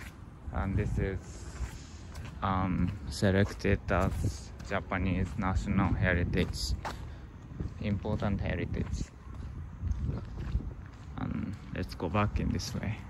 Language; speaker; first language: English; non-native, learner; Japanese